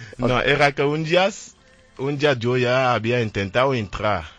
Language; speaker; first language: Spanish; non-native, learner; French